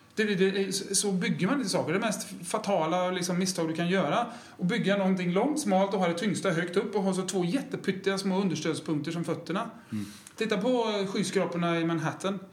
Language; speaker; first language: Swedish; native; Swedish